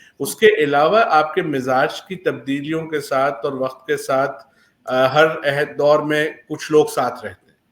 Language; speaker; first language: Urdu; native; Urdu